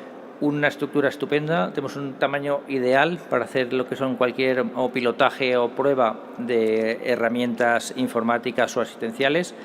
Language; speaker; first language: Spanish; native; Spanish